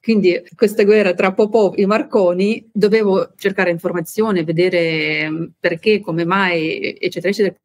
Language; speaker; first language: Italian; non-native, fluent; Ukrainian